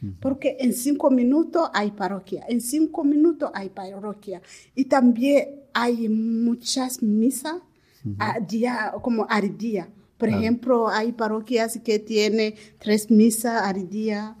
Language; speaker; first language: Spanish; non-native, learner; Kinyarwanda